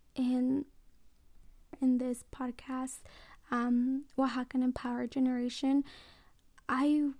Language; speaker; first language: English; early bilingual, other home language; Mixtepec Mixtec